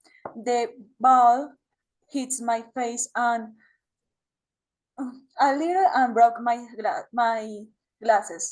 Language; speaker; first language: English; non-native, learner; Spanish